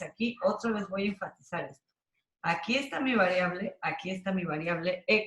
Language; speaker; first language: Spanish; native; Spanish